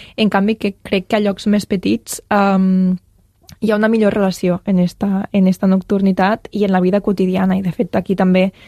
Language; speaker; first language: Catalan; native; Catalan